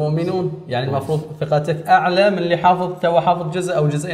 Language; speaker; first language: Arabic; native; Arabic